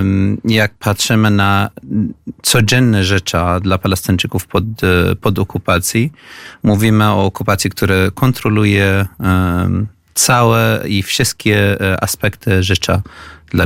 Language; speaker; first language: Polish; non-native, fluent; Arabic